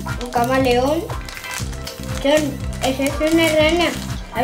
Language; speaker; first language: Spanish; native; Spanish